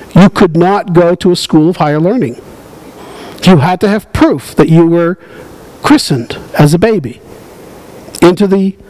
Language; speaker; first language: English; native; English